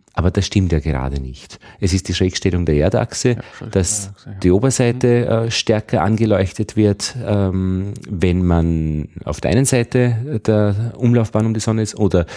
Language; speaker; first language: German; native; German